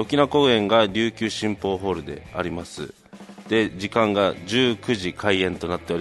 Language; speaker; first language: Japanese; native; Japanese